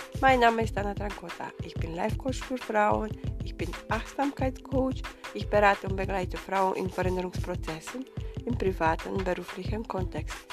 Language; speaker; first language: German; non-native, fluent; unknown